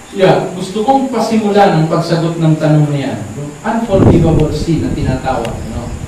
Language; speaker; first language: Filipino; native; Filipino